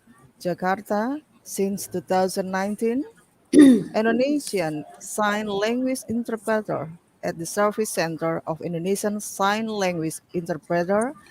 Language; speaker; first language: English; non-native, fluent; Indonesian